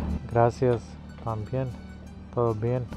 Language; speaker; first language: Spanish; non-native, learner; Urdu